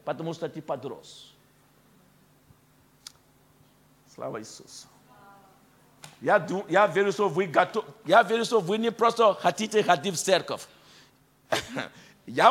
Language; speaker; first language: Russian; non-native, fluent; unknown